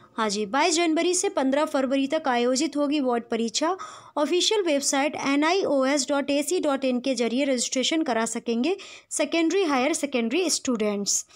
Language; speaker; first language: Hindi; native; Hindi